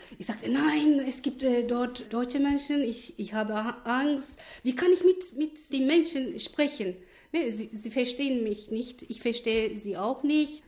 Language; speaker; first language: German; non-native, learner; Turkish